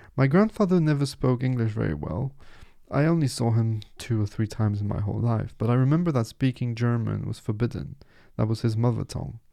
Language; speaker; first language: English; non-native, fluent; French